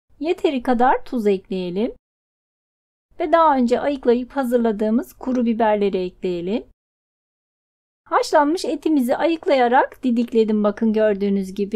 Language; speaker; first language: Turkish; native; Turkish